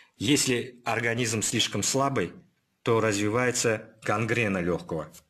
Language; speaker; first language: Russian; non-native, local second language; Uzbek